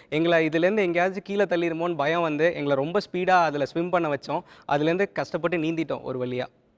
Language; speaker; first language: Tamil; native; Tamil